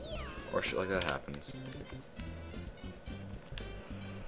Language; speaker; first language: English; native; English